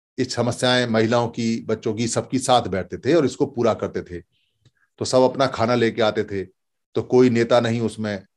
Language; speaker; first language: Hindi; native; Hindi